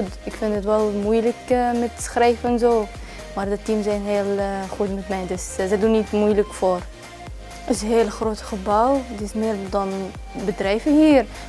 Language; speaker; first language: Dutch; non-native, fluent; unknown